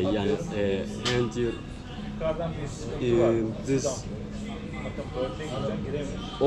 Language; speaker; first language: English; non-native, learner; Turkish